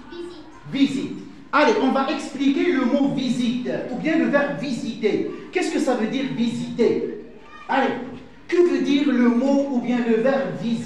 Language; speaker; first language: French; non-native, fluent; Arabic